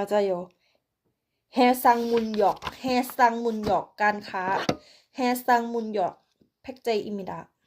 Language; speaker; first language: Korean; non-native, learner; Thai